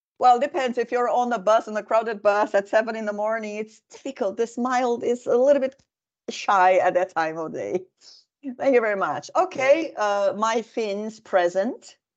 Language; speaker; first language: English; non-native, fluent; Portuguese